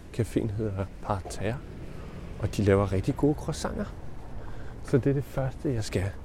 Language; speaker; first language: Danish; non-native, learner; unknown